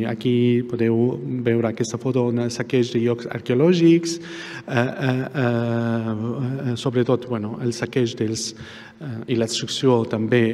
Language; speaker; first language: Catalan; non-native, fluent; Arabic